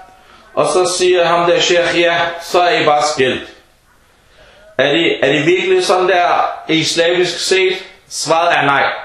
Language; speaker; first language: Danish; early bilingual, other home language; Arabic